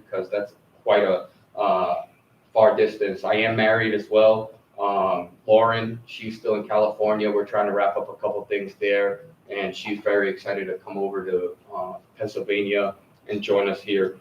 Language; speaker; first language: English; early bilingual, other home language; Arabic